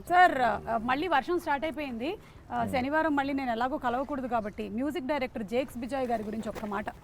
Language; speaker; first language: Telugu; native; Telugu